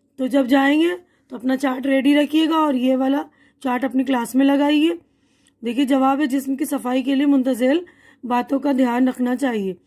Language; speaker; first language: Urdu; native; Urdu